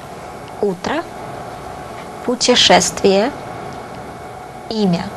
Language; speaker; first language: Russian; non-native, fluent; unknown